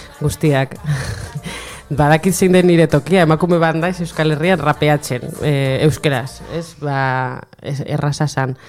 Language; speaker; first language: Basque; non-native, local second language; Spanish